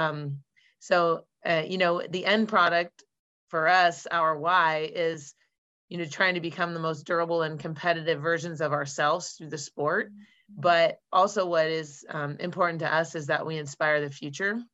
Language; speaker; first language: English; native; English